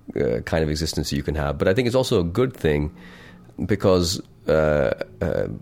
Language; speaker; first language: English; non-native, local second language; Urdu